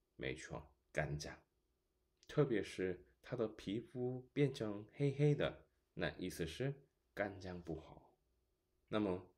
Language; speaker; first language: Chinese; non-native, fluent; Korean